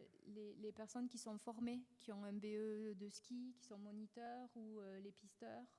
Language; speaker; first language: French; native; French